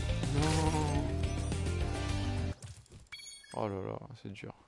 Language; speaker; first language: French; native; French